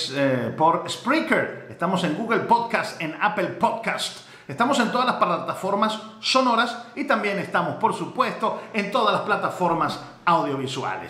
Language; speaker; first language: Spanish; native; Spanish